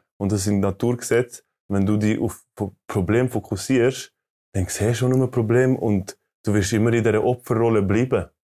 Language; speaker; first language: German; early bilingual, other home language; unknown